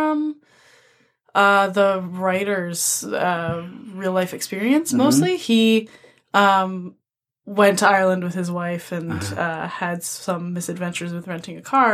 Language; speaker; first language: English; native; English